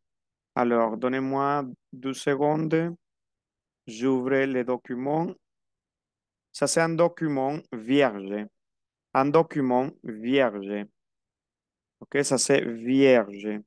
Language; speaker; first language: French; non-native, fluent; Spanish